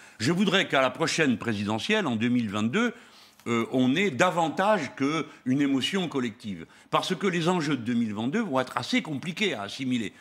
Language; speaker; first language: French; native; French